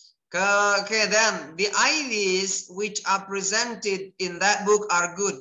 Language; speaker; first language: English; non-native, fluent; Indonesian